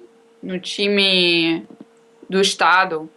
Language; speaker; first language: Portuguese; non-native, learner; Russian